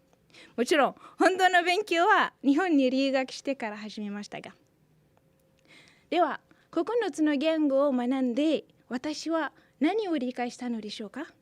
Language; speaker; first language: Japanese; non-native, fluent; Hausa